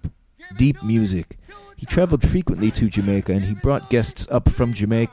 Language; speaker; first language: English; native; English